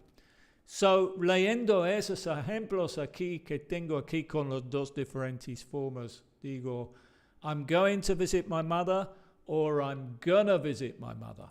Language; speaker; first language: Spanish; non-native, fluent; English